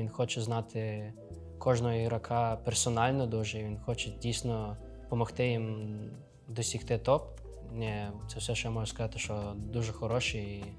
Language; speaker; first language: Ukrainian; early bilingual, other home language; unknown